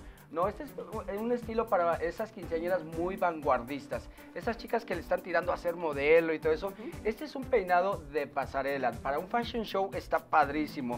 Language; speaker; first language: Spanish; native; Spanish